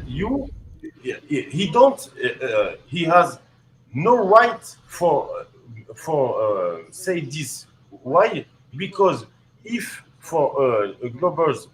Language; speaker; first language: English; non-native, learner; French